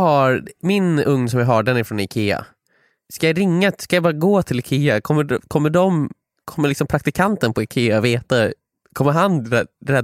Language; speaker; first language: Swedish; native; Swedish